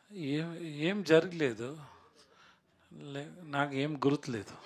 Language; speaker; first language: Telugu; non-native, learner; Tamil